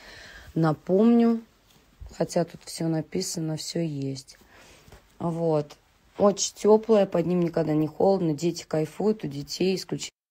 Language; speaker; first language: Russian; native; Russian